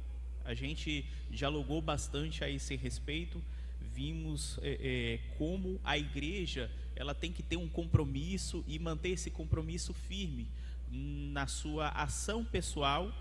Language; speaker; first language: Portuguese; native; Portuguese